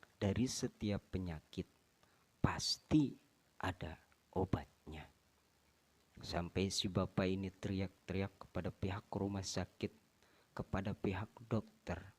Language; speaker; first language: Indonesian; non-native, local second language; Sundanese